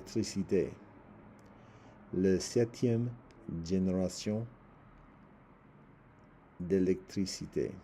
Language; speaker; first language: French; non-native, learner; English